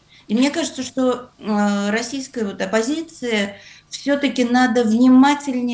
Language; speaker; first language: Russian; native; Russian